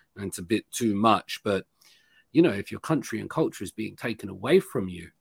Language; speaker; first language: English; native; English